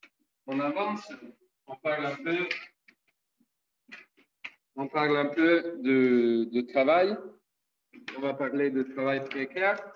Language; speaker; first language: French; non-native, fluent; Italian